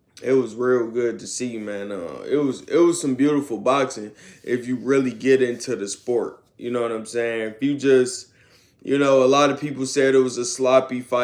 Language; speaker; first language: English; native; English